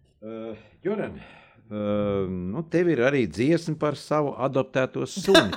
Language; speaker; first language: Latvian; native; Latvian